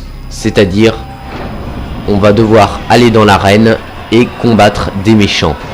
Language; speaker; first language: French; native; French